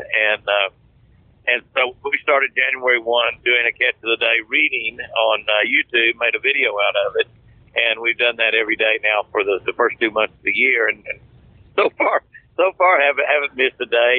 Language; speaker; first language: English; native; English